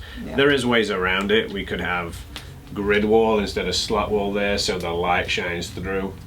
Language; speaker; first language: English; native; English